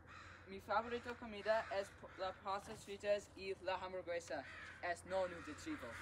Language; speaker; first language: Spanish; non-native, learner; English